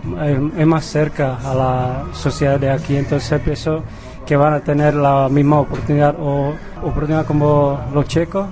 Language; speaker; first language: Spanish; non-native, fluent; Vietnamese